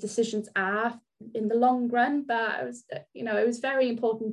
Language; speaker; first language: English; non-native, local second language; Welsh